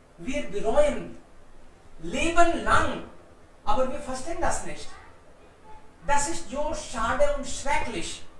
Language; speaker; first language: German; non-native, fluent; Hindi